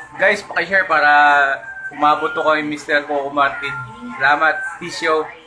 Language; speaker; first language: Filipino; non-native, local second language; Cebuano